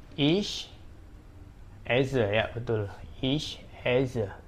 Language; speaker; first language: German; non-native, fluent; Indonesian